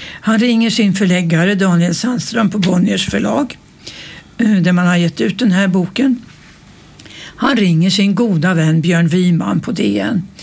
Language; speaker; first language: Swedish; native; Swedish